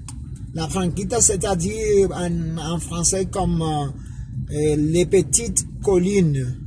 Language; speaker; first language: French; non-native, fluent; Spanish